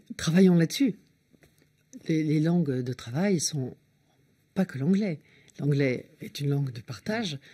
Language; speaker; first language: French; native; French